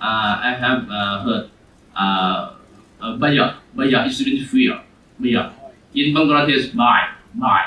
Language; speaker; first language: English; non-native, learner; Thai